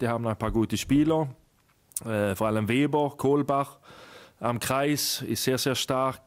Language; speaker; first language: German; non-native, fluent; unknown